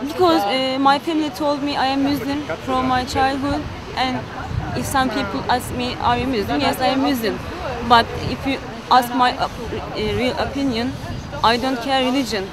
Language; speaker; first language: English; non-native, learner; Turkish